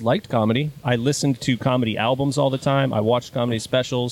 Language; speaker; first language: English; native; English